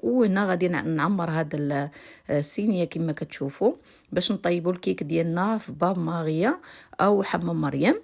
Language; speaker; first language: Arabic; native; Arabic